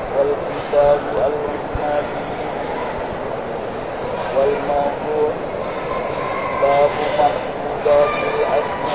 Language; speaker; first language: Arabic; non-native, fluent; Indonesian